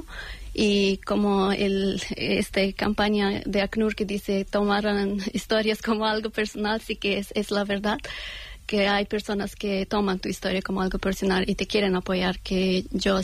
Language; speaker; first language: Spanish; non-native, learner; Persian